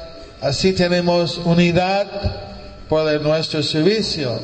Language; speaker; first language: Spanish; non-native, learner; English